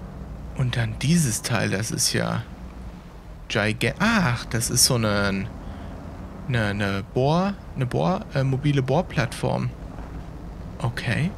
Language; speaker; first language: German; native; German